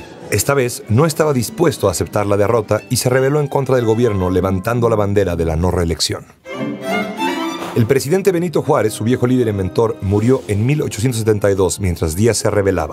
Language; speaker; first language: Spanish; native; Spanish